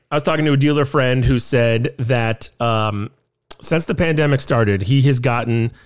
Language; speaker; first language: English; native; English